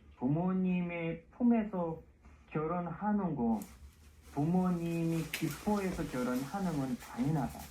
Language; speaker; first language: Korean; non-native, fluent; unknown